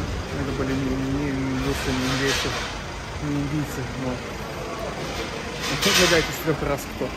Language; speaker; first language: Russian; native; Russian